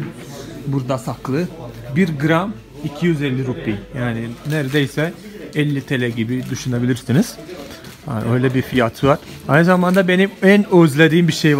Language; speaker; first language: Turkish; non-native, fluent; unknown